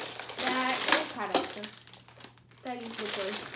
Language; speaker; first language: Portuguese; early bilingual, heritage; Portuguese